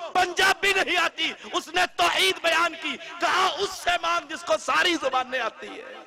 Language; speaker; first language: Urdu; non-native, local second language; Punjabi